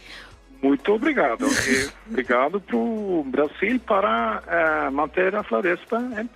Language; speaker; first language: Portuguese; non-native, fluent; Norwegian